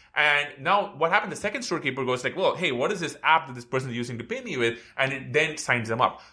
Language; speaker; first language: English; non-native, local second language; Tamil